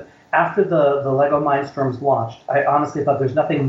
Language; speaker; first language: English; native; English